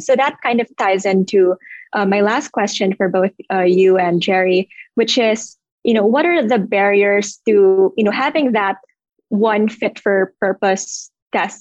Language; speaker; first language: English; non-native, local second language; Filipino